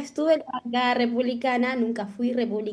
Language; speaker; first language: Spanish; native; Spanish